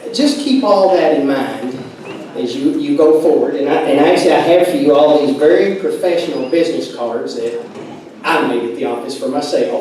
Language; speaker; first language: English; native; English